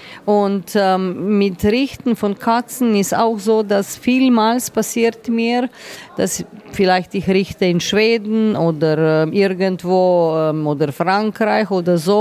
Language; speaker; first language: German; non-native, learner; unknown